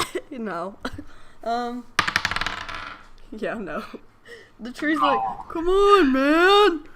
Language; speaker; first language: English; native; English